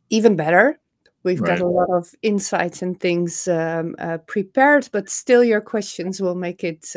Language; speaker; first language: English; non-native, fluent; Dutch